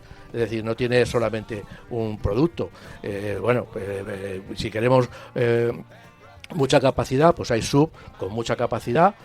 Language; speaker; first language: Spanish; native; Spanish